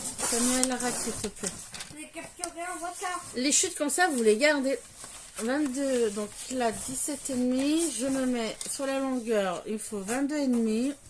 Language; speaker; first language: French; native; French